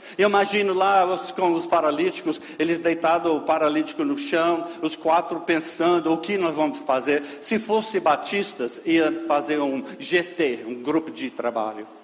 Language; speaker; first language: Portuguese; non-native, fluent; English